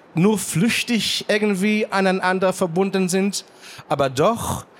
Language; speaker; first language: German; non-native, fluent; Hebrew